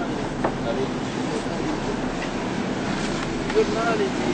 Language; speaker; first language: Italian; non-native, learner; Portuguese